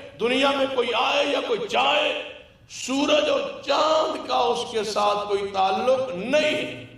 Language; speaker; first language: Urdu; non-native, local second language; Punjabi